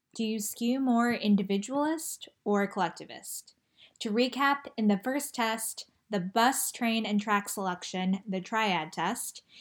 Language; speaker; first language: English; early bilingual, other home language; Chinese